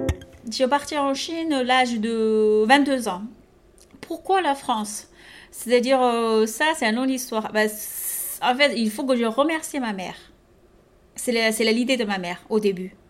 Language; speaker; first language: French; non-native, fluent; Chinese